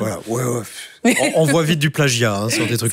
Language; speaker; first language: French; native; French